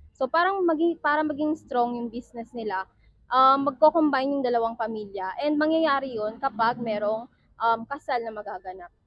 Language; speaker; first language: Filipino; native; Filipino